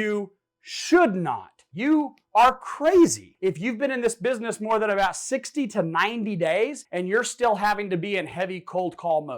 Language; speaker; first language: English; native; English